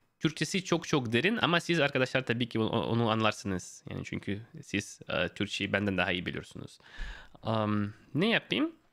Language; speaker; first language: Turkish; non-native, fluent; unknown